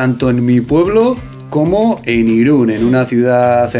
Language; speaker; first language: Spanish; native; Spanish